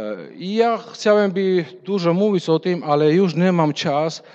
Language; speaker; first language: Polish; non-native, fluent; Russian